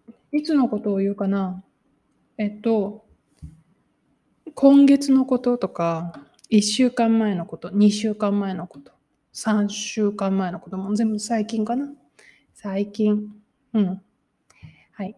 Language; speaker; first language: Japanese; native; Japanese